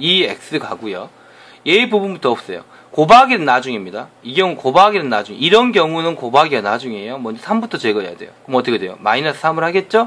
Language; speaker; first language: Korean; native; Korean